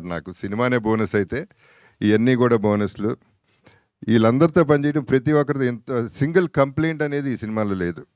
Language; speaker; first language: Telugu; native; Telugu